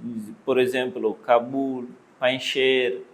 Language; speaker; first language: Portuguese; non-native, learner; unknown